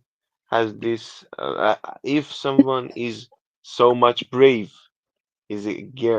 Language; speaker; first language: English; non-native, learner; Persian